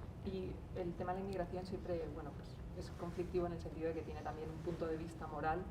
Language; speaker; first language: Spanish; native; Spanish